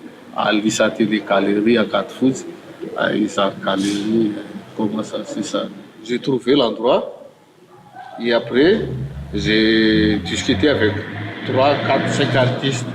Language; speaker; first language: French; non-native, local second language; Malagasy